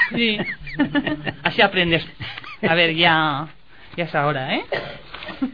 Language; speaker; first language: Catalan; non-native, local second language; Spanish